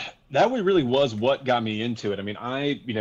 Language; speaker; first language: English; native; English